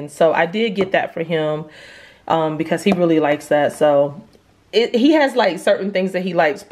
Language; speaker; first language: English; native; English